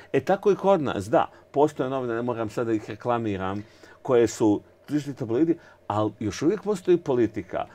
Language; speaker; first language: Serbian; native; Serbian